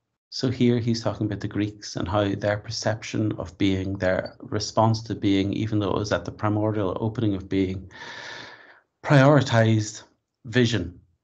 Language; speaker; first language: English; native; English